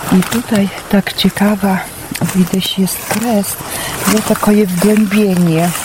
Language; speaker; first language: Polish; non-native, local second language; Belarusian